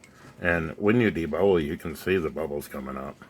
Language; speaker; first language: English; native; English